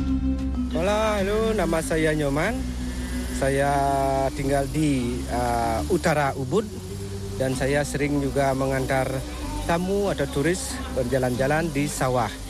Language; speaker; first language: Indonesian; non-native, local second language; Balinese